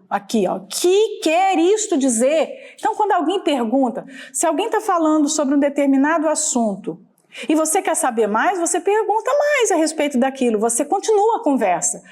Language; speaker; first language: Portuguese; native; Portuguese